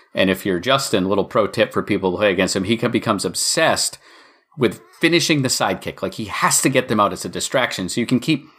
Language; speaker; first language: English; native; English